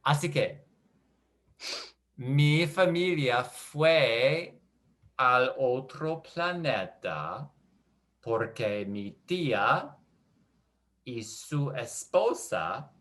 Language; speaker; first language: Spanish; non-native, learner; English